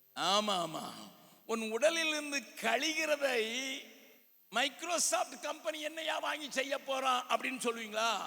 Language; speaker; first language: Tamil; native; Tamil